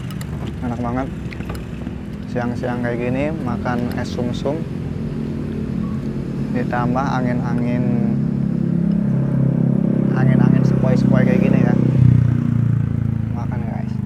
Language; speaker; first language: Indonesian; native; Indonesian